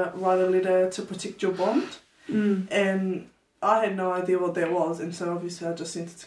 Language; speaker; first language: English; native; English